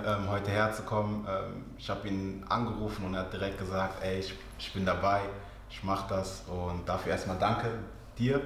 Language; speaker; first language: German; native; German